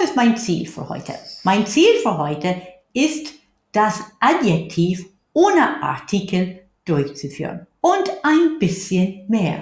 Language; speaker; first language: German; non-native, fluent; English